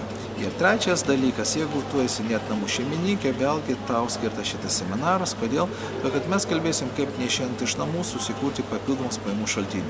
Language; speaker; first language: Lithuanian; native; Lithuanian